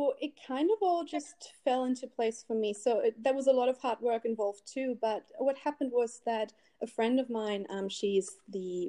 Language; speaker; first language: English; non-native, fluent; German